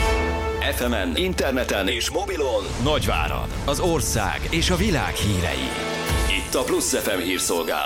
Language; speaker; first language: Hungarian; native; Hungarian